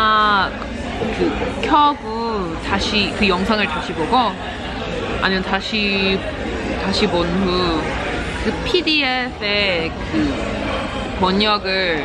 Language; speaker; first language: Korean; non-native, learner; English